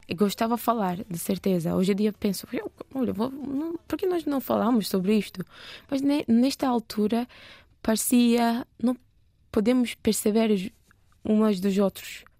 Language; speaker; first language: Portuguese; non-native, learner; Turkish